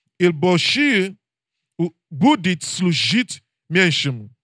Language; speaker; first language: Russian; non-native, learner; English